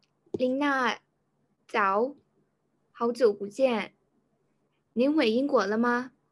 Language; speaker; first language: Chinese; non-native, learner; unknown